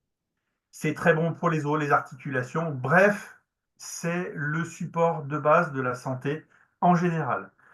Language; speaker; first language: French; native; French